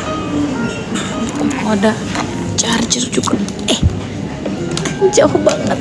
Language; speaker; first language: Indonesian; native; Indonesian